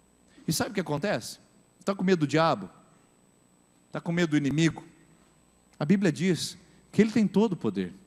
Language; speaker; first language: Portuguese; native; Portuguese